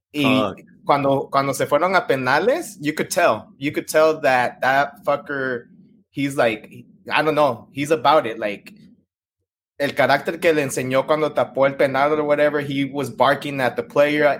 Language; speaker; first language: English; early bilingual, other home language; Spanish